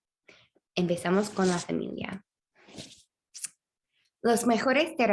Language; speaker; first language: Spanish; non-native, fluent; English